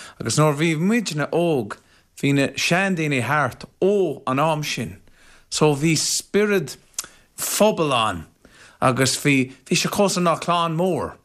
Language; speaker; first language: Irish; non-native, local second language; English